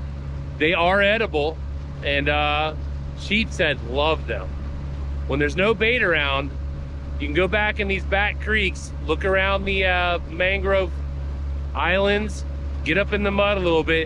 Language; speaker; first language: English; native; English